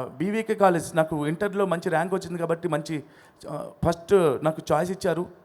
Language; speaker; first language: Telugu; non-native, local second language; Odia